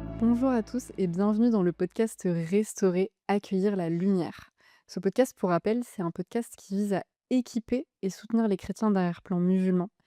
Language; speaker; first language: French; native; French